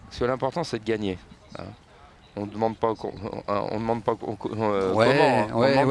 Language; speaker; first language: French; native; French